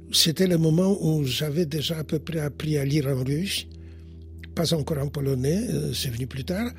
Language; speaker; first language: French; non-native, fluent; Polish